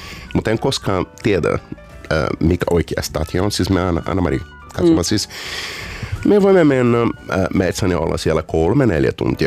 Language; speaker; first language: Finnish; non-native, learner; Portuguese